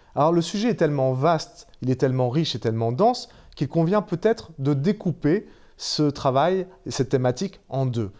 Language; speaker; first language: French; native; French